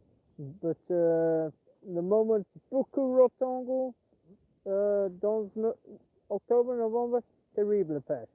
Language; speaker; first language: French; non-native, learner; English